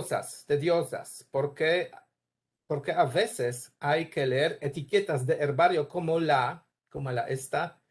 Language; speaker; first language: Spanish; non-native, learner; Polish